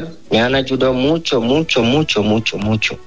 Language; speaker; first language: Spanish; non-native, learner; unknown